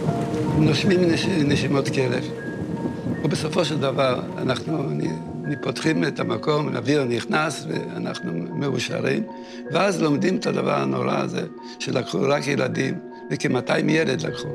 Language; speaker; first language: Hebrew; non-native, fluent; Yiddish